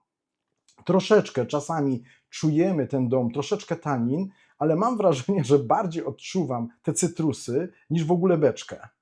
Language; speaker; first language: Polish; native; Polish